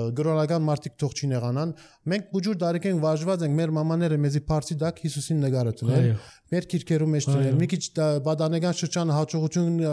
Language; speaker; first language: Armenian; early bilingual, heritage; Armenian